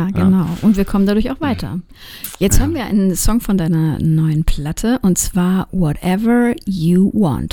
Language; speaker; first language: German; native; German